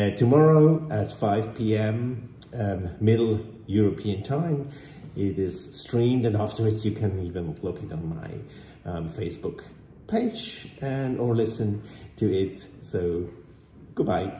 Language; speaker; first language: English; non-native, fluent; German